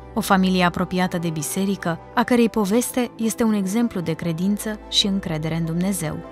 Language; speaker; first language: Romanian; native; Romanian